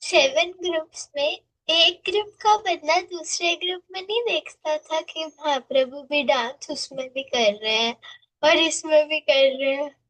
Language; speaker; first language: Hindi; native; Hindi